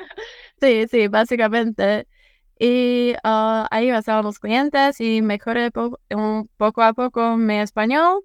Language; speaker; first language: Spanish; non-native, fluent; Czech